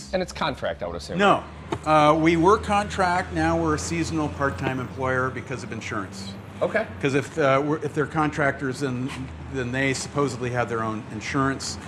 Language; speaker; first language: English; native; English